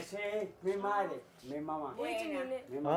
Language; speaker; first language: Spanish; native; Spanish